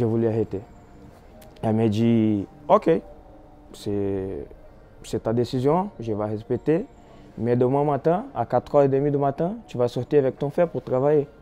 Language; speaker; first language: French; non-native, fluent; Portuguese